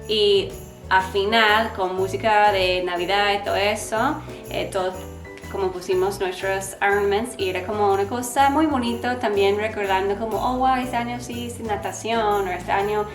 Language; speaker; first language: Spanish; non-native, learner; English